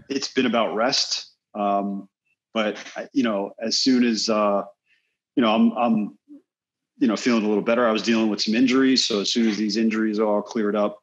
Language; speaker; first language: English; native; English